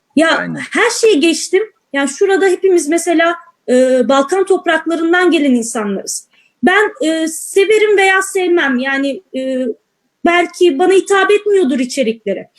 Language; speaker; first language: Turkish; native; Turkish